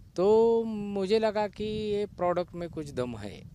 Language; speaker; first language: Hindi; non-native, local second language; Marathi